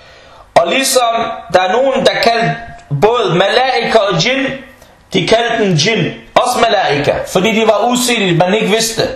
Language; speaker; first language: Danish; early bilingual, other home language; Arabic